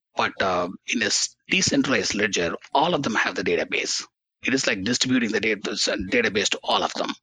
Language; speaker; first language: English; non-native, local second language; Tamil